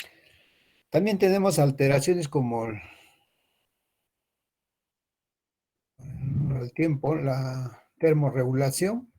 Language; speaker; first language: Spanish; native; Spanish